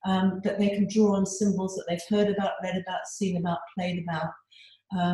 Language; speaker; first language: English; native; English